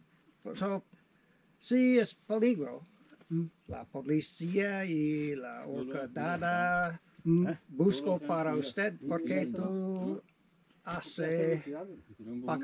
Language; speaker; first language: Spanish; non-native, learner; English